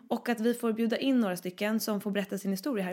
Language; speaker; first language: Swedish; native; Swedish